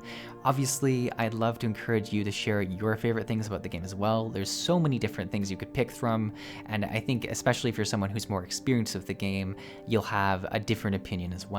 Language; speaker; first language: English; native; English